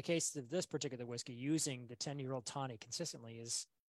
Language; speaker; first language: English; native; English